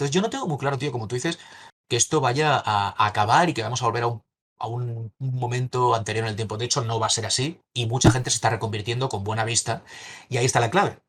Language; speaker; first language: Spanish; native; Spanish